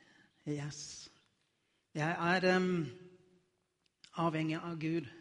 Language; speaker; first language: Norwegian; non-native, learner; Afrikaans